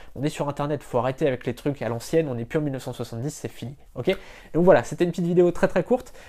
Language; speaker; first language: French; native; French